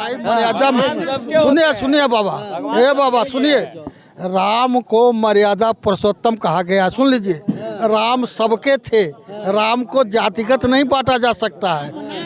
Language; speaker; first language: Hindi; native; Hindi